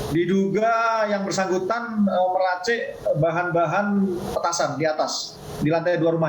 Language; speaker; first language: Indonesian; native; Indonesian